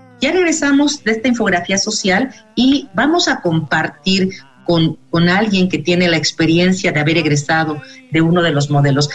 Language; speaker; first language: Spanish; native; Spanish